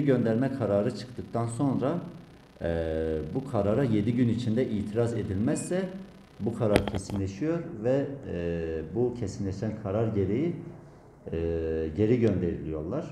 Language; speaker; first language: Turkish; native; Turkish